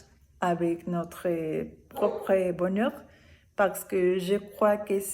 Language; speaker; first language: French; non-native, learner; Spanish